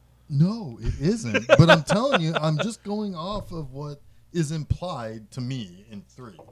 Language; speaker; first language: English; native; English